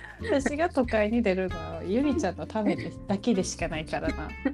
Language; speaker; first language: Japanese; native; Japanese